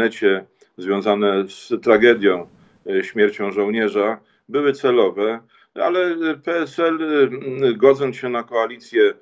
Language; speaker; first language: Polish; native; Polish